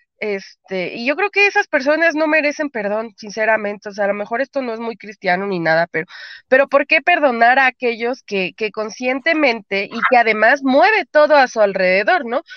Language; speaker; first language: Spanish; native; Spanish